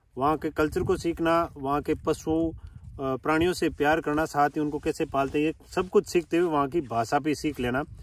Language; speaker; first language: Hindi; native; Hindi